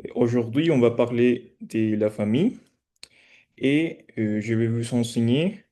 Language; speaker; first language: French; non-native, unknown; Spanish